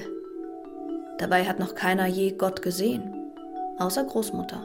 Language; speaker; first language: German; non-native, fluent; Persian